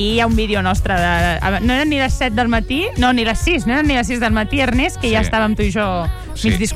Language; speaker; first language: Catalan; native; Catalan